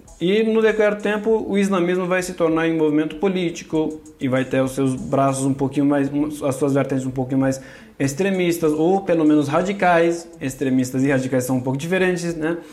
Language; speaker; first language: Portuguese; non-native, fluent; Kurdish